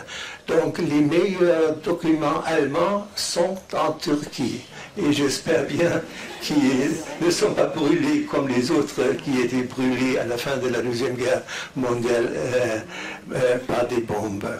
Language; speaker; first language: French; non-native, fluent; German